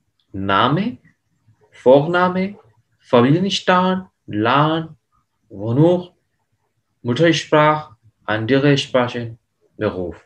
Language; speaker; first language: German; non-native, learner; Hindi